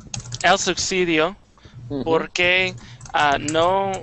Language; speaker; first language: Spanish; non-native, learner; English